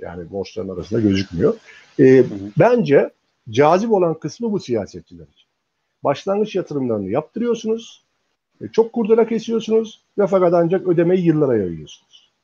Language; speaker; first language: Turkish; native; Turkish